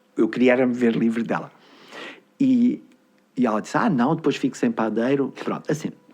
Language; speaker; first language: Portuguese; native; Portuguese